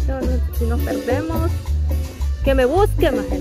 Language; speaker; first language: Spanish; native; Spanish